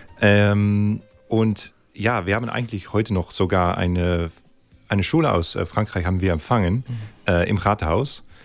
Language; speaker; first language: German; native; German